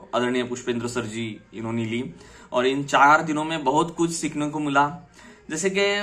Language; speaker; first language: Hindi; non-native, local second language; Marathi